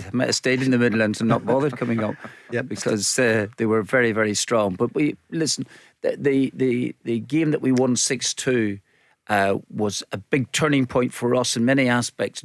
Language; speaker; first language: English; native; English